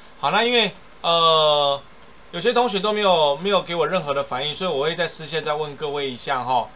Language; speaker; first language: Chinese; native; Chinese